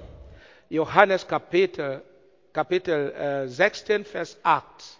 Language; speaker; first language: German; non-native, learner; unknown